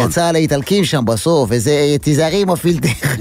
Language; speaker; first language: Hebrew; native; Hebrew